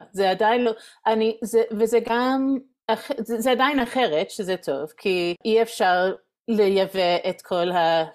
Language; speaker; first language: Hebrew; non-native, fluent; English